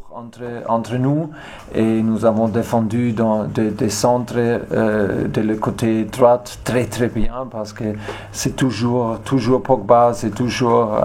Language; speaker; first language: French; non-native, learner; German